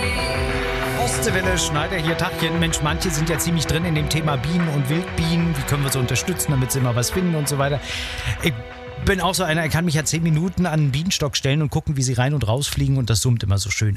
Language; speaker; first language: German; native; German